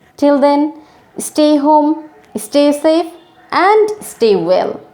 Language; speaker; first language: English; non-native, local second language; Bangla